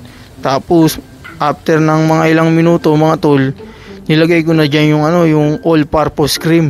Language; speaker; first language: Filipino; native; Filipino